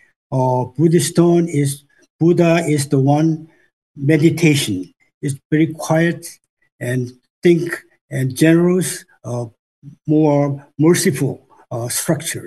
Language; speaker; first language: English; non-native, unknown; Korean